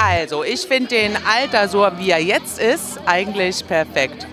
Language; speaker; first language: German; native; German